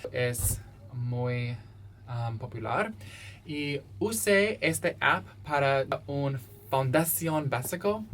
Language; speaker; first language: Spanish; non-native, learner; English